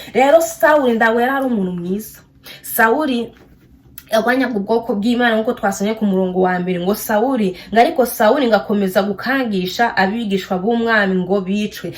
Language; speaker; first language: Kinyarwanda; native; Kinyarwanda